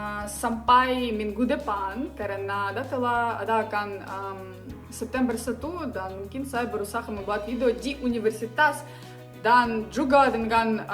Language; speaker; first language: Indonesian; non-native, learner; Ukrainian